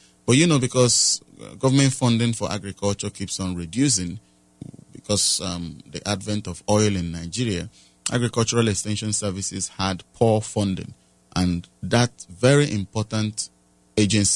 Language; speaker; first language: English; non-native, local second language; Igbo